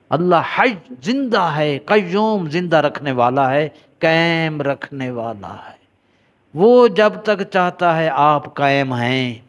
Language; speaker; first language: Urdu; native; Urdu